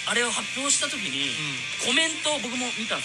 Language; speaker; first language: Japanese; native; Japanese